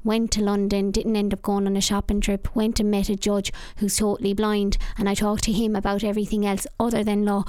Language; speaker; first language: English; native; English